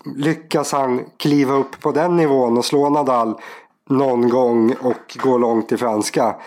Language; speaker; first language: Swedish; native; Swedish